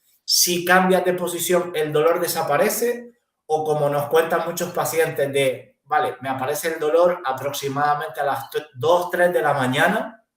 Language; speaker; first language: Spanish; native; Spanish